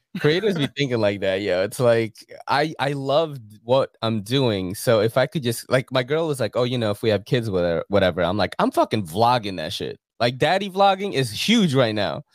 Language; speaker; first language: English; early bilingual, other home language; Filipino